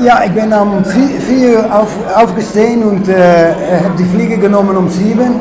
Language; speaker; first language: German; non-native, fluent; Dutch